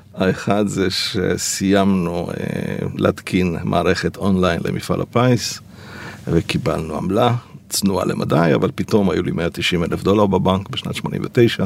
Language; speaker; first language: Hebrew; early bilingual, other home language; Polish